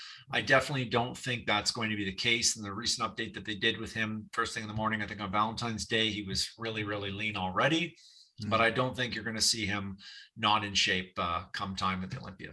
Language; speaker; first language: English; native; English